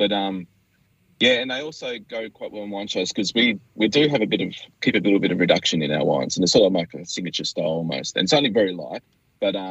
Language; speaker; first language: English; native; English